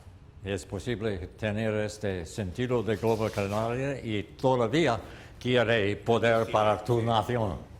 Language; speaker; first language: Spanish; non-native, learner; English